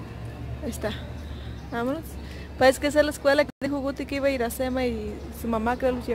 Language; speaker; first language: Spanish; native; Spanish